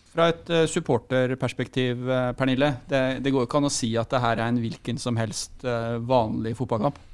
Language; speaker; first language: Norwegian; native; Norwegian